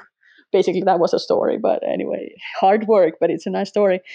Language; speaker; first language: English; non-native, fluent; Finnish